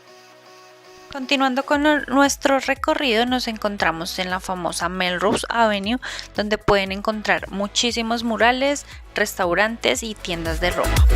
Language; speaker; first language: Spanish; native; Spanish